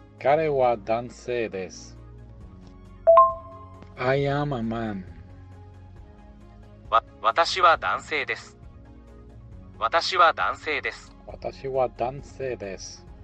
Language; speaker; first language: Japanese; non-native, learner; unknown